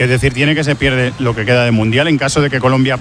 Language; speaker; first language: Spanish; native; Spanish